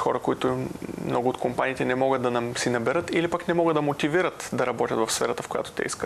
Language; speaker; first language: Bulgarian; native; Bulgarian